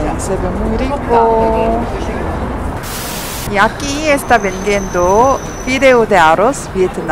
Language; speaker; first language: Spanish; non-native, learner; Korean